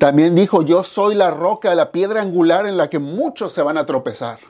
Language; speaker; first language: Spanish; native; Spanish